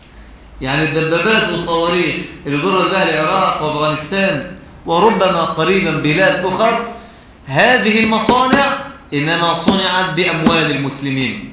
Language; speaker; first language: Arabic; native; Arabic